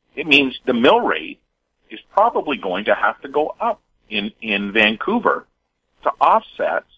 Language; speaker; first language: English; native; English